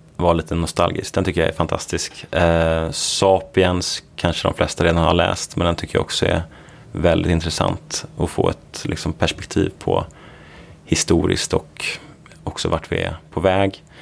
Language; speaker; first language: Swedish; native; Swedish